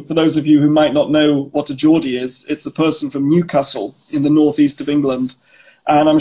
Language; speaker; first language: English; native; English